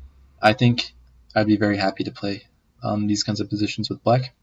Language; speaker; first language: English; native; English